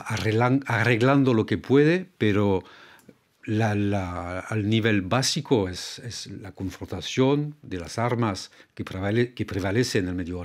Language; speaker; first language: Spanish; non-native, fluent; French